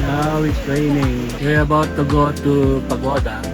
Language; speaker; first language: English; non-native, fluent; Filipino